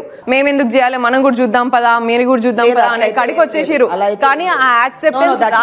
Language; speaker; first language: Telugu; native; Telugu